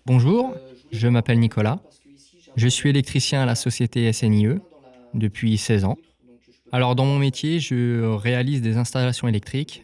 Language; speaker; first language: French; native; French